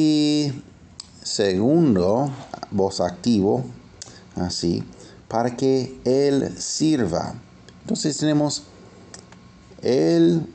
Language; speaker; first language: Spanish; non-native, fluent; English